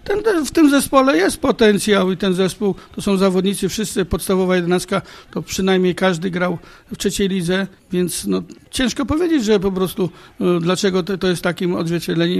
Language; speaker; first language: Polish; native; Polish